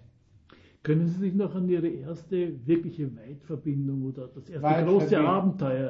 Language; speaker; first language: German; native; German